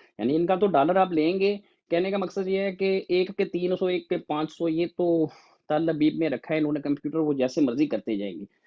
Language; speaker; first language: Urdu; native; Urdu